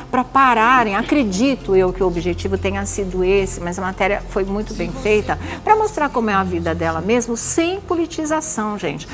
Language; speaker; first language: Portuguese; native; Portuguese